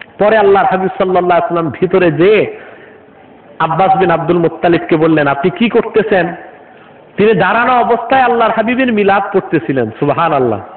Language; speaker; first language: Bangla; non-native, local second language; Urdu